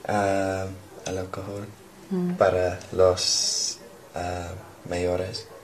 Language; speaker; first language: Spanish; non-native, learner; English